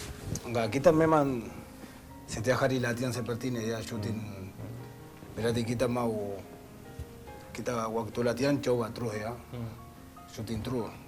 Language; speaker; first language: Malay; non-native, learner; Spanish